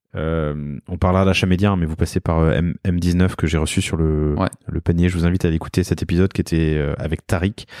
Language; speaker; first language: French; native; French